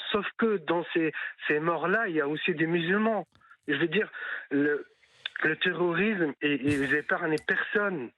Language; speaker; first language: French; non-native, local second language; Arabic